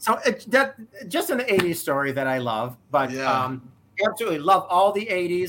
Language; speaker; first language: English; native; English